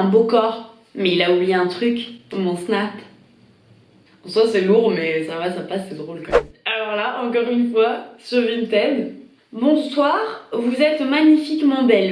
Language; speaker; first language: French; native; French